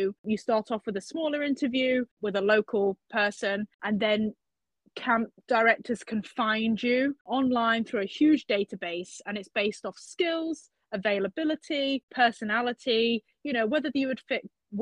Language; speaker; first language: English; native; English